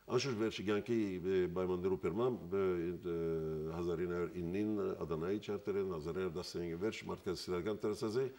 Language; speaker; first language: Armenian; early bilingual, heritage; Armenian